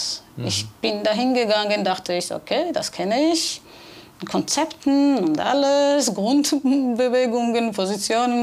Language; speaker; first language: German; non-native, fluent; Georgian